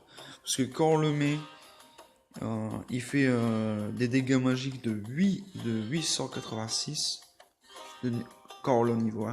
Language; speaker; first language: French; native; French